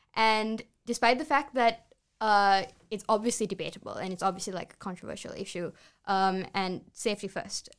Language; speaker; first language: English; non-native, local second language; Sinhala